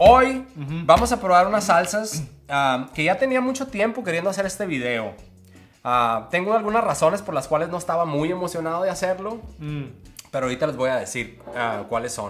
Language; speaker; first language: Spanish; native; Spanish